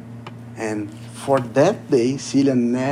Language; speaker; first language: English; non-native, learner; Portuguese